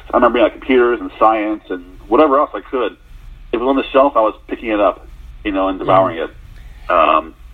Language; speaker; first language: English; native; English